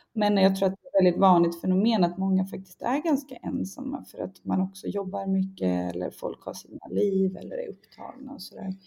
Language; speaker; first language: Swedish; early bilingual, other home language; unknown